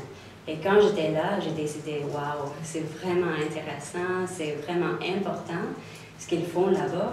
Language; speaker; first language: French; non-native, local second language; English